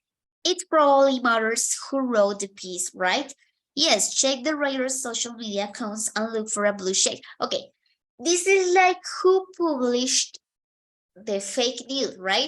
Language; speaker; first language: English; non-native, fluent; Spanish